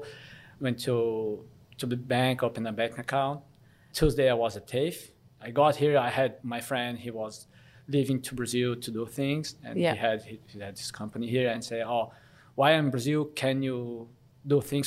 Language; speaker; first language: English; non-native, fluent; Korean